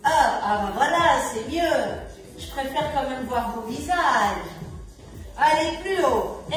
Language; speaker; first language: French; native; French